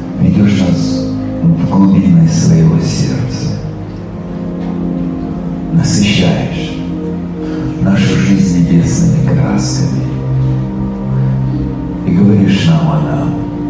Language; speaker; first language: Russian; native; Russian